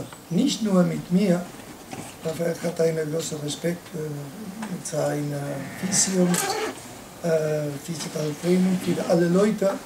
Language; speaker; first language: German; non-native, learner; Spanish